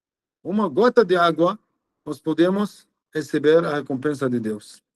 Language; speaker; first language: Portuguese; non-native, fluent; Arabic